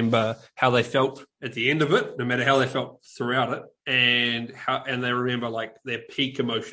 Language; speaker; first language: English; native; English